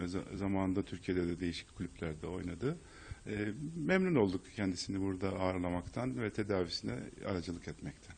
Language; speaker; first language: Turkish; native; Turkish